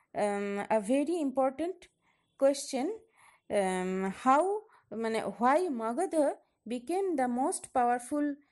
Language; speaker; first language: English; non-native, local second language; Bangla